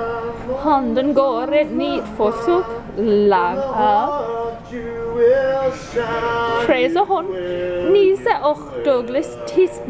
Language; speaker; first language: Swedish; non-native, learner; English